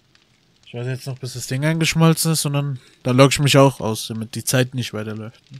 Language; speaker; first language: German; native; German